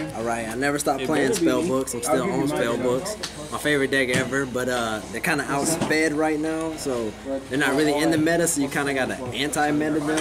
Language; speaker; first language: English; native; English